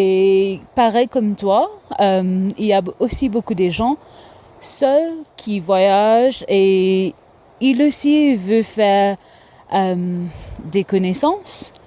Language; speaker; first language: French; non-native, local second language; Morisyen